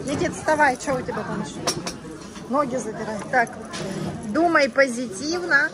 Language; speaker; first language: Russian; native; Russian